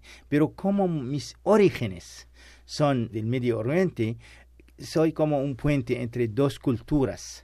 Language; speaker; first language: Spanish; non-native, learner; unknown